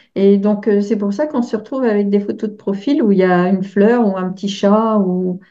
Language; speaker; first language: French; native; French